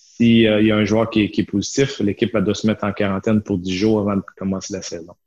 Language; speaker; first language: French; native; French